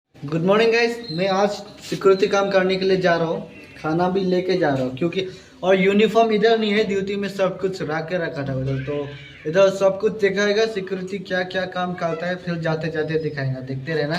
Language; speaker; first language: Hindi; non-native, local second language; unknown